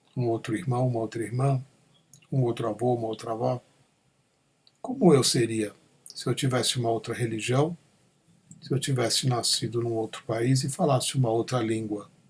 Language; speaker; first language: Portuguese; native; Portuguese